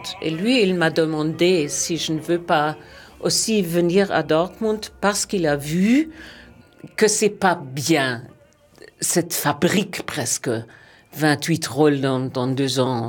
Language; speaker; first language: French; non-native, fluent; German